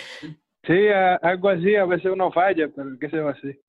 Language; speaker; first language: Spanish; early bilingual, other home language; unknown